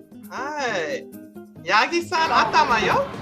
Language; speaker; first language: Japanese; non-native, learner; English